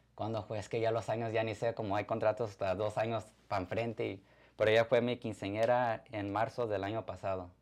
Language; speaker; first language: Spanish; early bilingual, heritage; Spanish